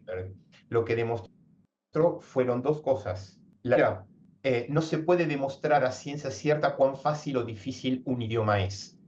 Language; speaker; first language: Spanish; native; Spanish